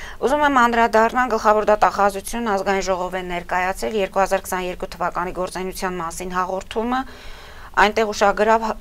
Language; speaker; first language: Armenian; native; Armenian